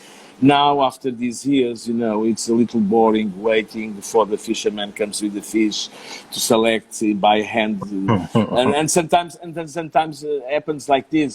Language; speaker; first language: English; non-native, learner; Portuguese